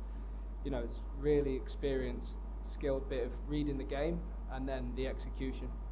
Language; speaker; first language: English; native; English